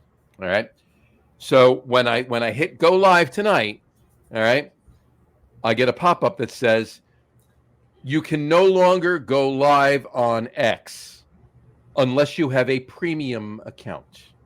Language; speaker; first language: English; native; English